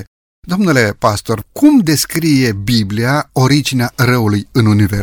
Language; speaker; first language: Romanian; native; Romanian